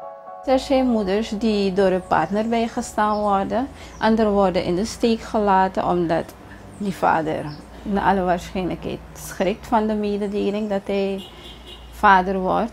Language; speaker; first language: Dutch; native; Dutch